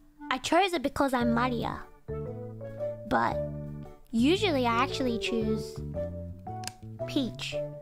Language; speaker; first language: English; native; English